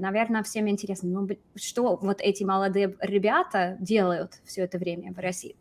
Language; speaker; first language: Russian; non-native, fluent; English